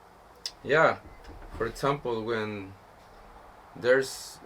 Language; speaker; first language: English; non-native, learner; Spanish